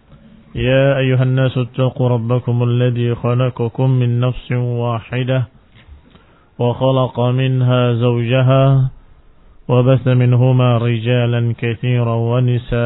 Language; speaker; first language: Arabic; non-native, fluent; Indonesian